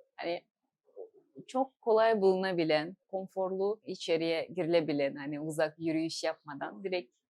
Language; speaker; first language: Turkish; non-native, fluent; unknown